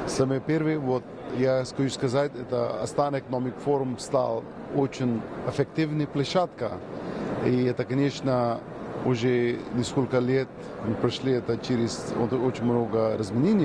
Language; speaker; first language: Russian; non-native, learner; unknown